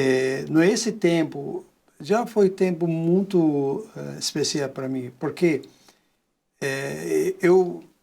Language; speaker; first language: Portuguese; non-native, learner; Arabic